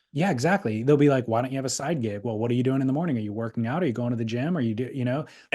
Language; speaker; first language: English; native; English